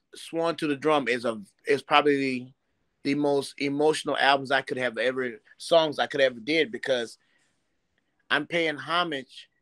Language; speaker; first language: English; native; English